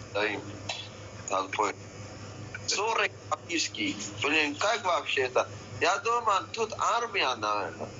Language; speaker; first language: Russian; non-native, learner; Persian